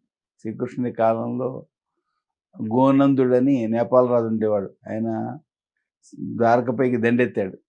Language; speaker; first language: Telugu; native; Telugu